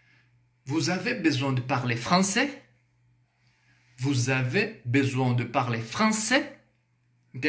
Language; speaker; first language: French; non-native, fluent; Portuguese